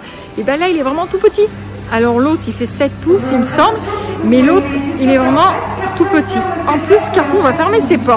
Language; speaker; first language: French; native; French